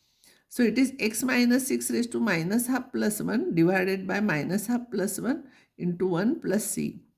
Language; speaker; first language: English; non-native, local second language; Marathi